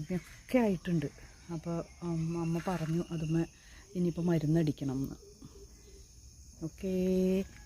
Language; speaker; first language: Malayalam; native; Malayalam